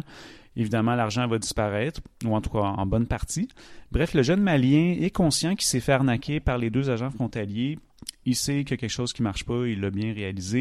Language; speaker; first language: French; native; French